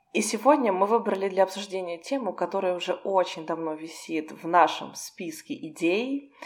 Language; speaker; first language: Russian; native; Russian